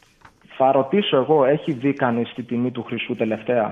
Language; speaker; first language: Greek; native; Greek